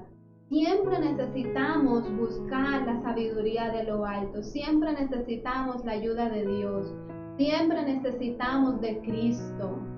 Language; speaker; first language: Spanish; native; Spanish